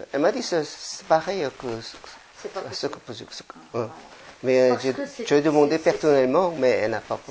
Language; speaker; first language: French; non-native, learner; Korean